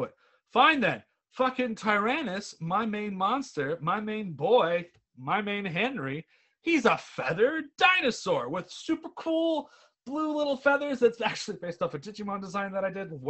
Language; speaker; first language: English; native; English